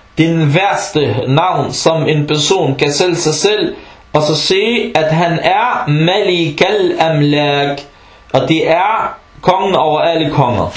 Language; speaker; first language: Danish; non-native, fluent; Arabic